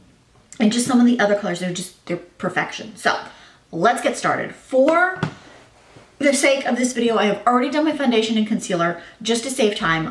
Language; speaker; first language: English; native; English